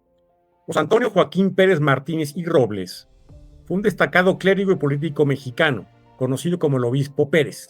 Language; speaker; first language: Spanish; native; Spanish